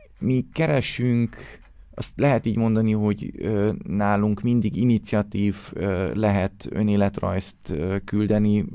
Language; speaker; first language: Hungarian; early bilingual, heritage; Hungarian